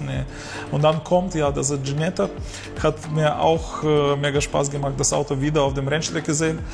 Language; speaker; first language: German; non-native, learner; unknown